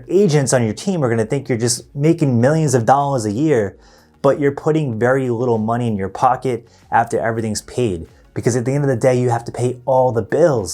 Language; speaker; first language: English; native; English